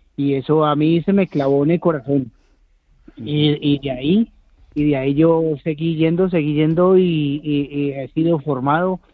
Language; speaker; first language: Spanish; native; Spanish